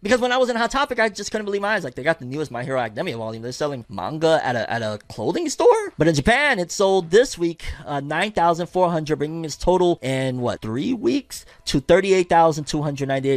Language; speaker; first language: English; early bilingual, other home language; Spanish